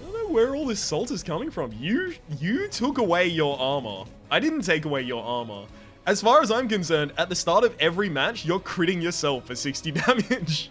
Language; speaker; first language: English; native; English